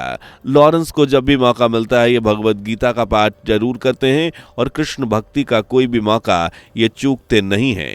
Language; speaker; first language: Hindi; native; Hindi